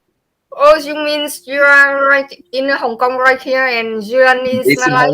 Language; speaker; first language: English; non-native, learner; Vietnamese